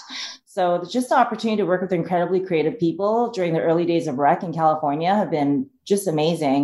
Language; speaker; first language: English; native; English